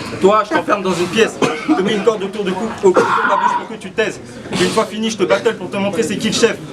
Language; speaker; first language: French; early bilingual, other home language; Turkish